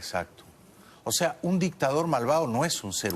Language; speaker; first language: Spanish; native; Spanish